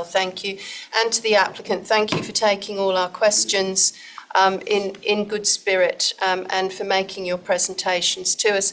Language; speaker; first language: English; native; English